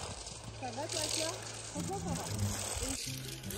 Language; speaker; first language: French; early bilingual, other home language; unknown